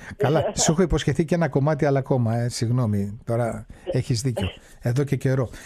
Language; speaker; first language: Greek; native; Greek